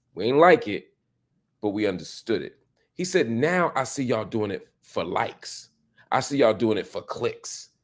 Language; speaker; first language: English; native; English